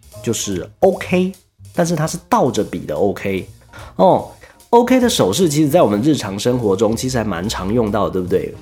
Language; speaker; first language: Chinese; native; Chinese